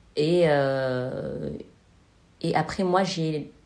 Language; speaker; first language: French; native; French